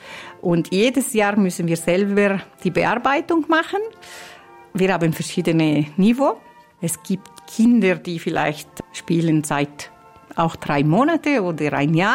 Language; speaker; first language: German; non-native, fluent; Italian